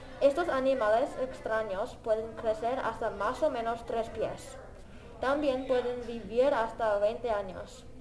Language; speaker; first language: Spanish; non-native, learner; English